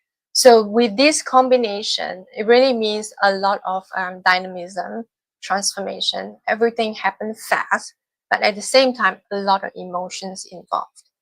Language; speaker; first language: English; non-native, fluent; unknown